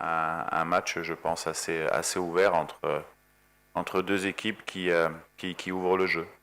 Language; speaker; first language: French; native; French